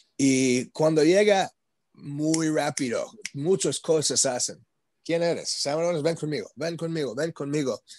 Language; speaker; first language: Spanish; non-native, learner; English